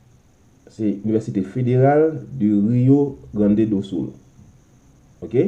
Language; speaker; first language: French; non-native, local second language; Haitian Creole